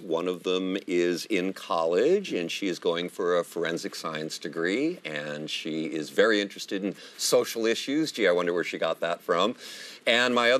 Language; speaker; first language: English; native; English